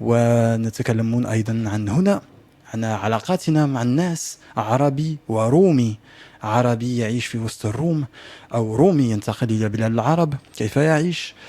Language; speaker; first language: Arabic; non-native, learner; French